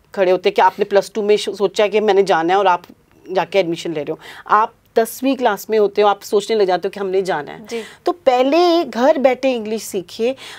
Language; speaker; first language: Hindi; non-native, local second language; Punjabi